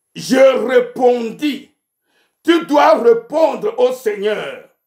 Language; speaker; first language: French; non-native, local second language; Ewe